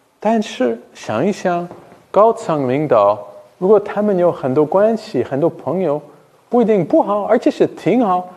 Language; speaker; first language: Chinese; non-native, fluent; English